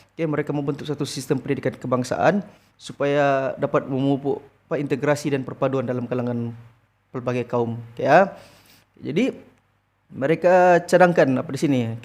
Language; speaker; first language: Malay; native; Malay